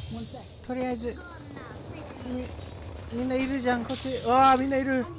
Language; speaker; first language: Japanese; non-native, learner; English